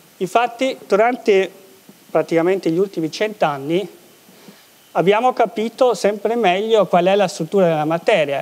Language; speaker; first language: Italian; non-native, local second language; German